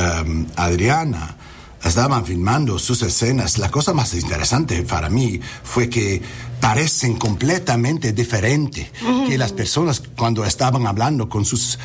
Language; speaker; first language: Spanish; non-native, learner; English